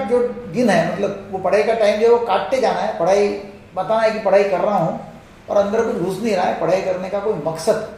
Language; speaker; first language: Hindi; non-native, local second language; Marathi